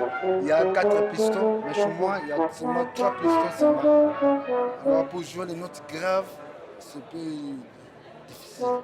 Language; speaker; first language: French; non-native, local second language; Lingala